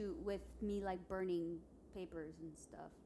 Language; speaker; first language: English; early bilingual, other home language; Spanish